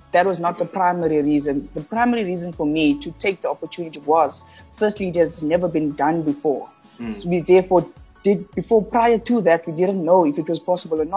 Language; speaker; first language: English; non-native, local second language; Xhosa